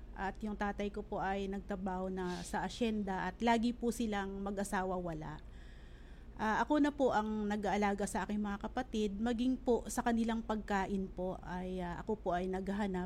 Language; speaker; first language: Filipino; non-native, local second language; Hiligaynon